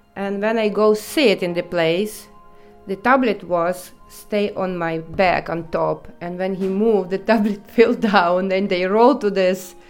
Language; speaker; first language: English; non-native, learner; Ukrainian